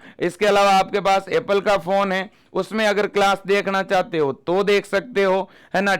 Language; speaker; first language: Hindi; native; Hindi